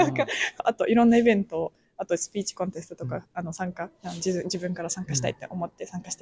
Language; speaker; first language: Japanese; non-native, fluent; Belarusian